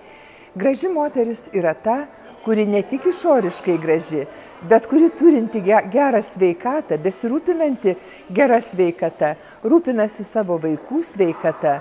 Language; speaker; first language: Lithuanian; native; Lithuanian